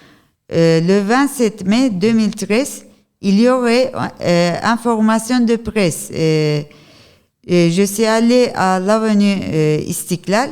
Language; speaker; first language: French; non-native, learner; Turkish